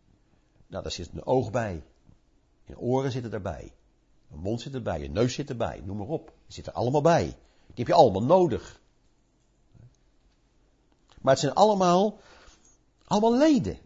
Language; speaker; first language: Dutch; native; Dutch